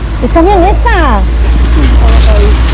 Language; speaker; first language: Spanish; non-native, learner; Filipino